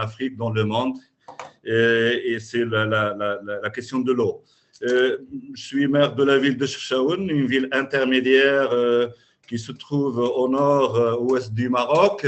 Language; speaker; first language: French; non-native, local second language; Arabic